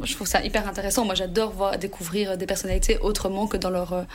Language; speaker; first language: French; native; French